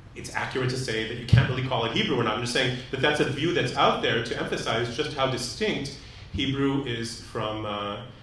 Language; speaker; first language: English; native; English